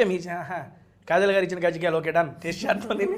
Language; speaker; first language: Telugu; native; Telugu